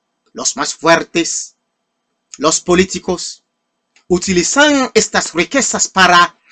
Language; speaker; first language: Spanish; non-native, fluent; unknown